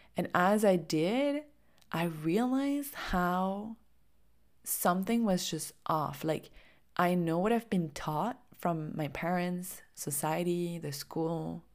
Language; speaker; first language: English; non-native, fluent; French